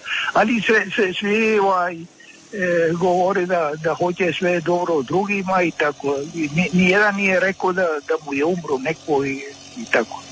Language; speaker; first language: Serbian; early bilingual, heritage; Serbian